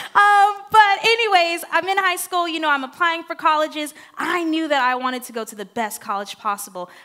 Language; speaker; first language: English; non-native, fluent; Haitian Creole